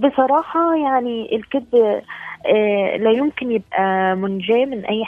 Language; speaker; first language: Arabic; native; Arabic